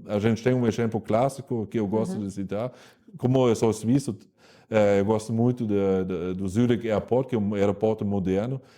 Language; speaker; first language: Portuguese; non-native, fluent; German